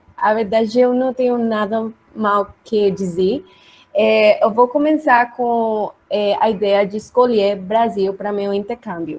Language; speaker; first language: Portuguese; non-native, learner; Spanish